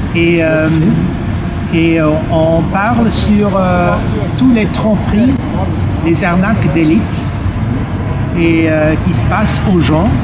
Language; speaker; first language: French; non-native, learner; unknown